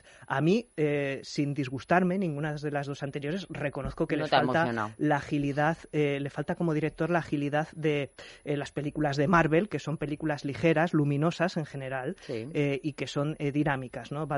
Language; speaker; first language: Spanish; native; Spanish